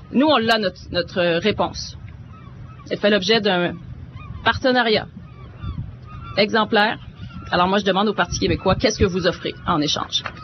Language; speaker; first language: French; native; French